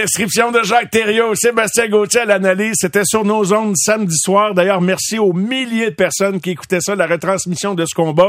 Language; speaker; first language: French; native; French